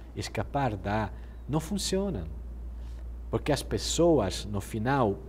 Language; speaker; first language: Portuguese; non-native, fluent; Italian